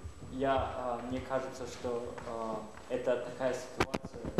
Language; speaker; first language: Russian; non-native, fluent; English